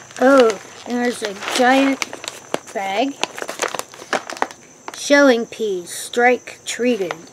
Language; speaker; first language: English; native; English